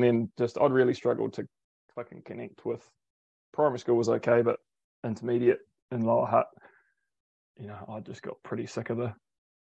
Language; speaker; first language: English; native; English